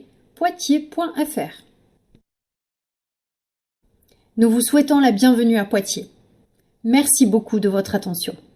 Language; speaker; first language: French; native; French